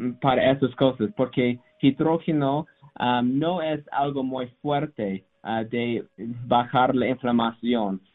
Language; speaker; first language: Spanish; non-native, learner; English